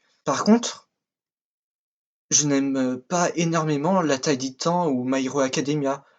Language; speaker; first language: French; native; French